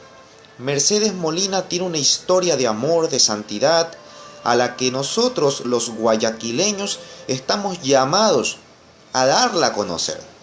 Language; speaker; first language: Spanish; native; Spanish